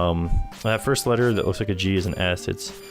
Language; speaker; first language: English; native; English